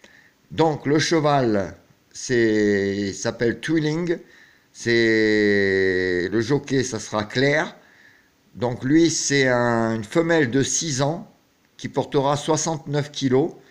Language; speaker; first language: French; native; French